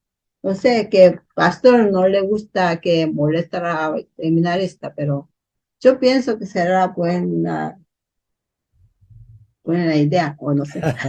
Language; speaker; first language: Spanish; non-native, learner; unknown